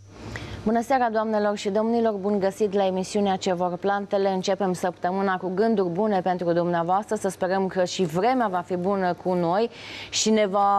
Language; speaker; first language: Romanian; native; Romanian